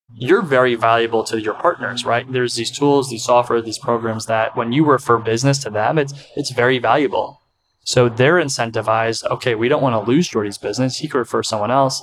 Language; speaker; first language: English; native; English